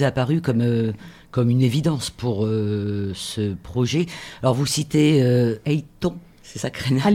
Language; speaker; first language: French; native; French